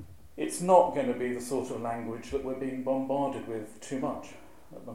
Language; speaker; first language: English; native; English